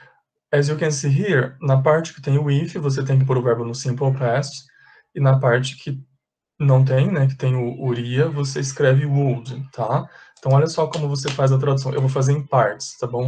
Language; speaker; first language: Portuguese; native; Portuguese